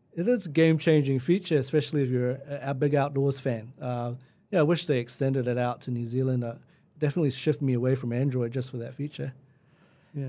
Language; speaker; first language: English; native; English